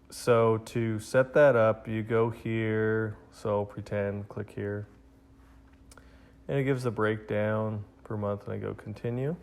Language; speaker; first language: English; native; English